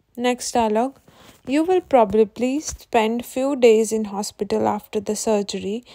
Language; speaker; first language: English; non-native, local second language; Punjabi